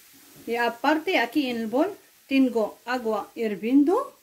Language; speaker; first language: Spanish; non-native, fluent; Arabic